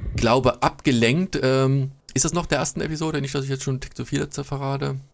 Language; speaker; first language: German; native; German